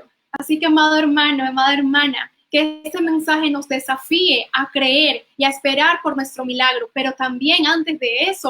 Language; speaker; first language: Spanish; native; Spanish